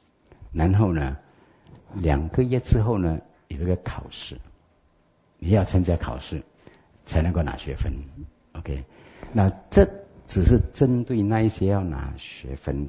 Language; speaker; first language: Chinese; native; Chinese